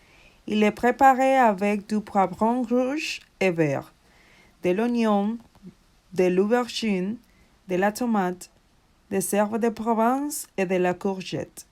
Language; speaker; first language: French; non-native, learner; Spanish